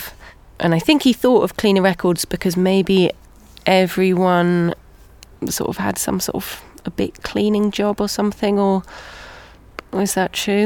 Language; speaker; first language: English; native; English